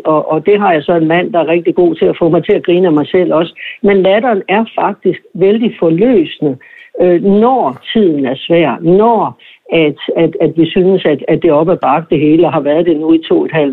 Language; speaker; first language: Danish; native; Danish